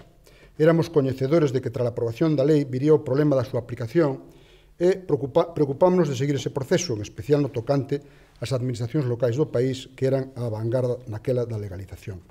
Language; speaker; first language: Galician; native; Galician